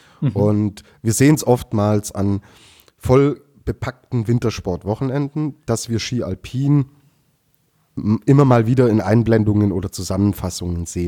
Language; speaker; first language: German; native; German